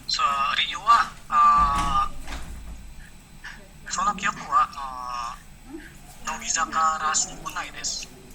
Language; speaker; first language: Japanese; non-native, learner; Indonesian